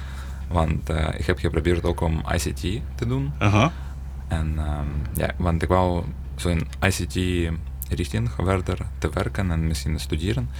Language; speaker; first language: Dutch; non-native, learner; Ukrainian